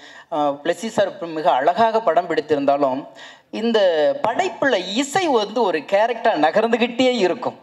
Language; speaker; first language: Tamil; native; Tamil